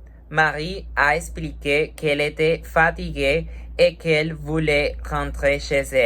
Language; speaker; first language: French; non-native, learner; Spanish